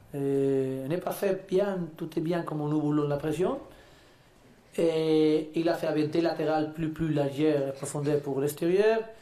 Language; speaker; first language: French; non-native, learner; Spanish